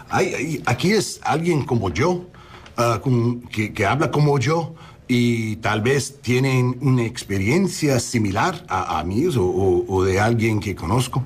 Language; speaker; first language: Spanish; early bilingual, heritage; English